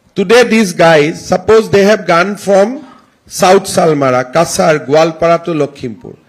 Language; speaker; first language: English; non-native, local second language; Assamese